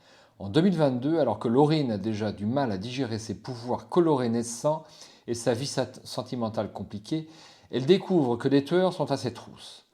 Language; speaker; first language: French; native; French